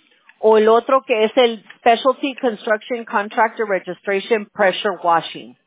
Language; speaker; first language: Spanish; early bilingual, heritage; Spanish